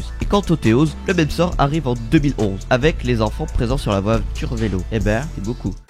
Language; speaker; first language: French; native; French